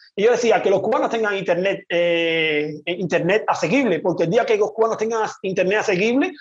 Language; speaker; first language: Spanish; native; Spanish